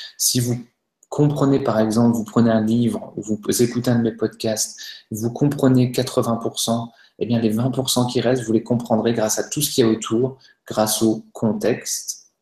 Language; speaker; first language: French; native; French